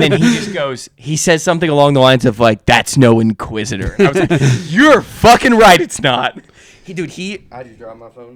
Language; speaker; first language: English; native; English